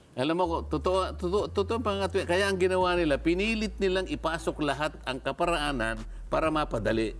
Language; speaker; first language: Filipino; native; Filipino